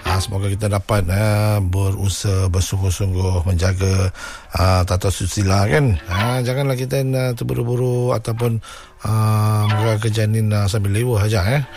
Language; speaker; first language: Malay; non-native, local second language; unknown